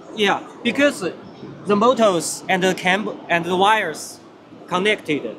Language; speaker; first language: English; non-native, learner; Chinese